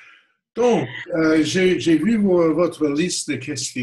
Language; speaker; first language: French; non-native, fluent; English